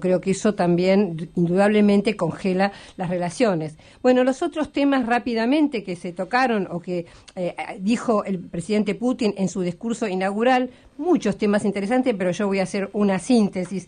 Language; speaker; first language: Spanish; native; Spanish